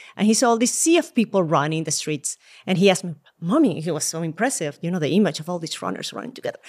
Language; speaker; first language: English; non-native, fluent; Spanish